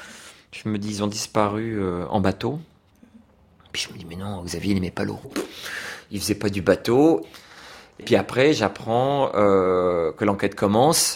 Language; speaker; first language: French; native; French